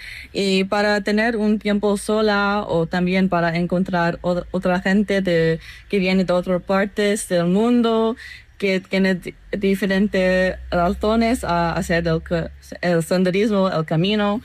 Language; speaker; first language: Spanish; non-native, learner; English